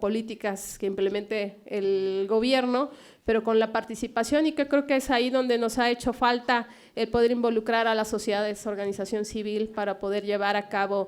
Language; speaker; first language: Spanish; native; Spanish